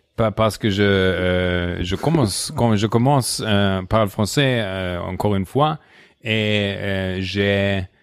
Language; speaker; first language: French; non-native, learner; German